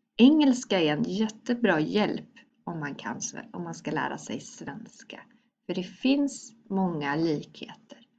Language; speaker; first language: Swedish; native; Swedish